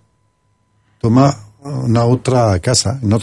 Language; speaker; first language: French; native; French